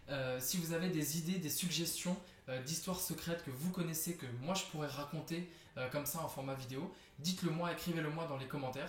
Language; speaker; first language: French; native; French